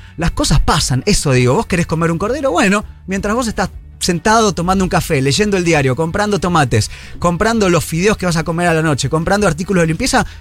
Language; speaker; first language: Spanish; native; Spanish